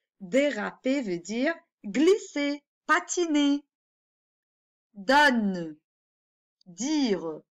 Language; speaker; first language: French; non-native, local second language; Arabic